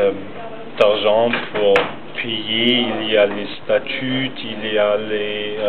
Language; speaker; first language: French; non-native, learner; German